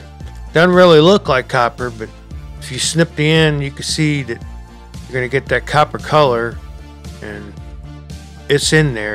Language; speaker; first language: English; native; English